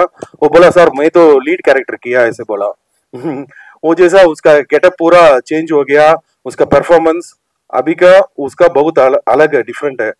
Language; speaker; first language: Hindi; non-native, local second language; Telugu